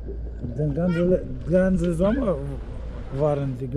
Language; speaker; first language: German; non-native, learner; Russian